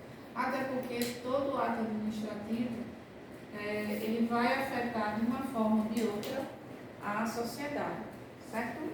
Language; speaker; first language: Portuguese; native; Portuguese